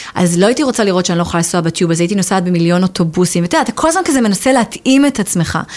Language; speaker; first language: Hebrew; native; Hebrew